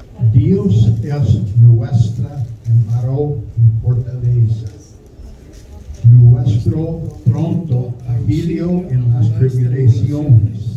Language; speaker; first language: Spanish; non-native, learner; German